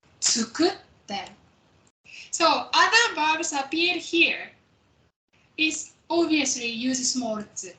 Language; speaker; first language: English; non-native, fluent; Japanese